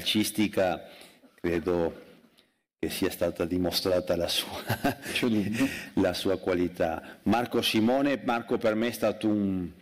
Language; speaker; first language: Italian; non-native, fluent; Spanish